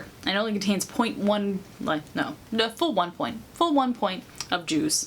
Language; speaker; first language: English; native; English